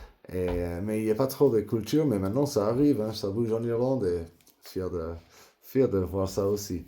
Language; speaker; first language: French; non-native, learner; English